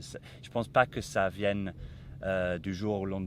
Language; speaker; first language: French; non-native, fluent; English